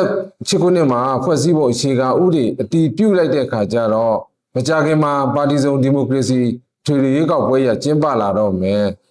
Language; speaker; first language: Burmese; non-native, local second language; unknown